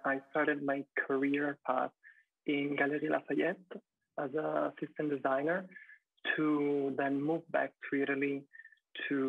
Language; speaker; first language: English; non-native, fluent; Italian